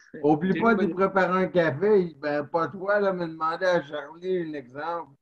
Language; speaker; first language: French; native; French